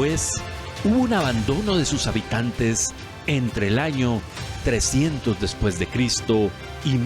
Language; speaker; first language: Spanish; native; Spanish